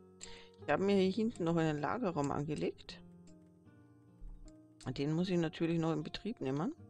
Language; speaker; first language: German; native; German